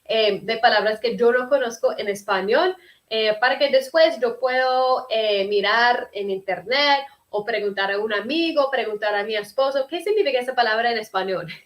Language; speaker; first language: Spanish; non-native, fluent; English